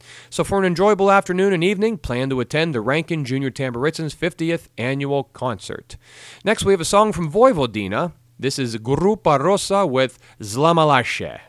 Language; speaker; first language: English; native; English